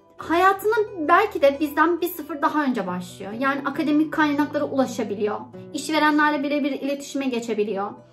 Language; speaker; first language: Turkish; native; Turkish